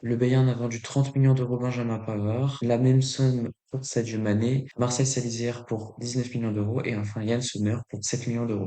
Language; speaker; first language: French; native; French